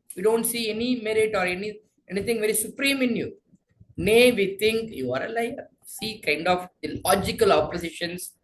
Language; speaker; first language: English; non-native, local second language; Tamil